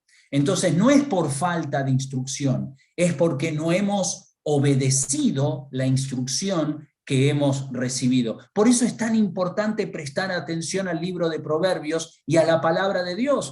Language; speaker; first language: Spanish; native; Spanish